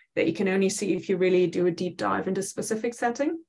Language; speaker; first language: English; non-native, fluent; German